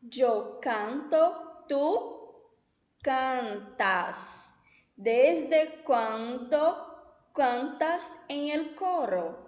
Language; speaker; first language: Spanish; non-native, fluent; Portuguese